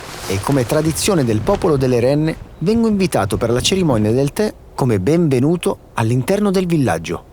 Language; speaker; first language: Italian; native; Italian